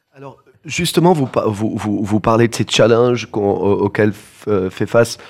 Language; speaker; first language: French; non-native, local second language; Arabic